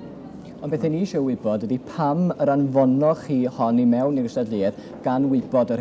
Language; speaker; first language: Welsh; native; Welsh